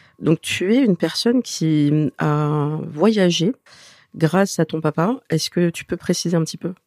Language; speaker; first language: French; native; French